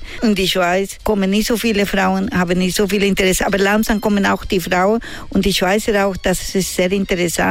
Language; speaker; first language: German; non-native, learner; Spanish